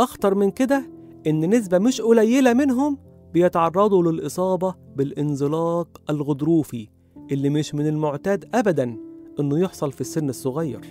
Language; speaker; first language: Arabic; native; Arabic